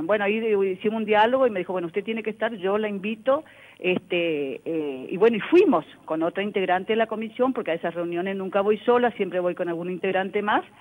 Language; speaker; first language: Spanish; native; Spanish